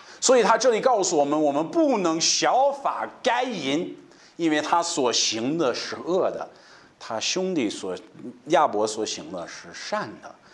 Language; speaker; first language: Chinese; non-native, fluent; English